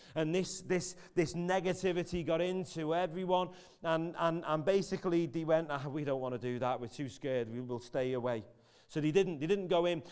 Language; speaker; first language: English; native; English